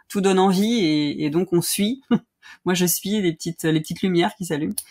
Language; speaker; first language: French; native; French